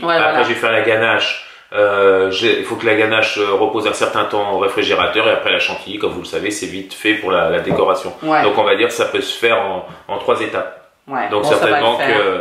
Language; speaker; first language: French; native; French